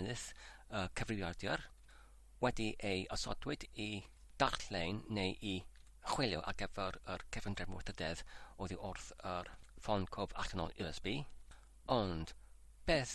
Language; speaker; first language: Welsh; non-native, learner; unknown